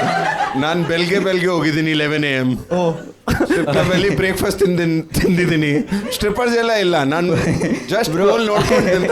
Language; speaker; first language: Kannada; non-native, learner; Punjabi